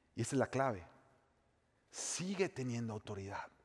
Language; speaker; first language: Spanish; native; Spanish